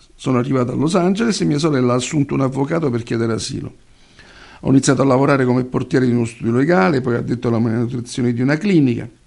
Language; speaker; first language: Italian; native; Italian